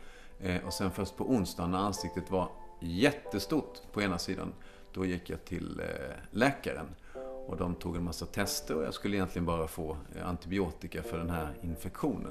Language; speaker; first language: Swedish; native; Swedish